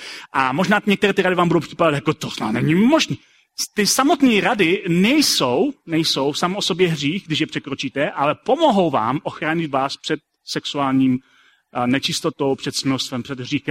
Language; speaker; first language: Czech; native; Czech